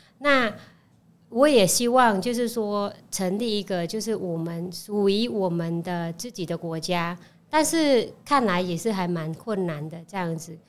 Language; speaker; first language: Chinese; non-native, fluent; Khmer